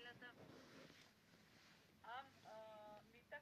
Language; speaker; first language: German; non-native, learner; Macedonian